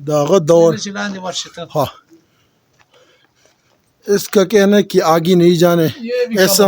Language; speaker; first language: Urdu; non-native, local second language; Pashto